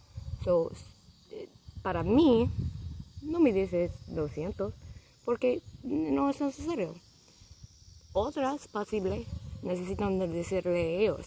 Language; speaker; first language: Spanish; non-native, learner; English